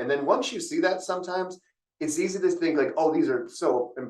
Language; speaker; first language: English; native; English